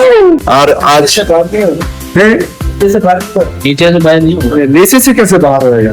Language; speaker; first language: Hindi; non-native, learner; Bangla